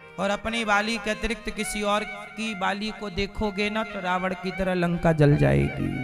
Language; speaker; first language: Hindi; native; Hindi